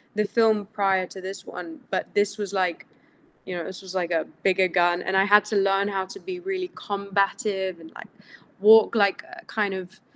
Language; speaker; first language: English; early bilingual, other home language; Greek